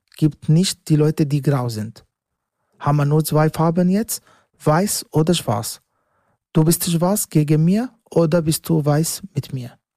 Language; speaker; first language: German; non-native, learner; Arabic